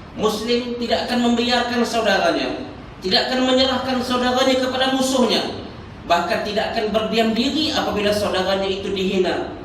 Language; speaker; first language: Malay; native; Malay